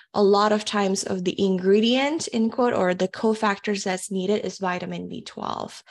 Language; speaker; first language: English; early bilingual, other home language; Indonesian